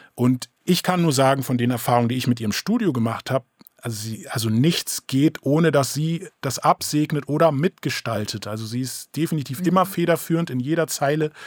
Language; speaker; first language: German; early bilingual, other home language; English